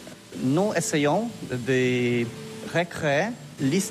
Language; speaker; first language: French; non-native, learner; Polish